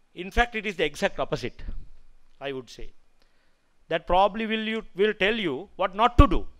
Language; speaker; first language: English; non-native, local second language; Sinhala